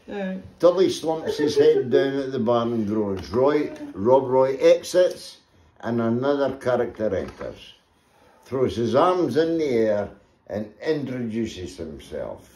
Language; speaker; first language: English; native; English